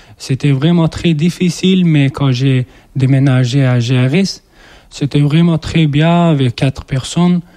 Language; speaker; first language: French; non-native, learner; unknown